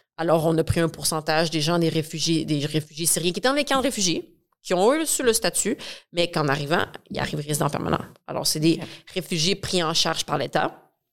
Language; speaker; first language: French; native; French